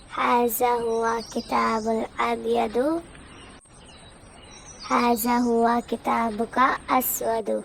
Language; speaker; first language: Arabic; non-native, learner; Urdu